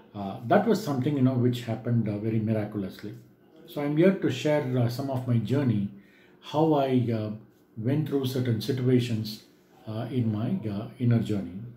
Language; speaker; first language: English; non-native, local second language; Tamil